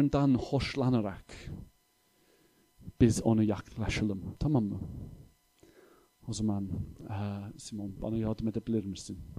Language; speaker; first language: Turkish; non-native, fluent; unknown